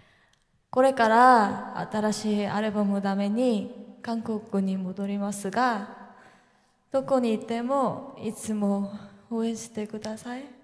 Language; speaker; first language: Japanese; non-native, learner; Korean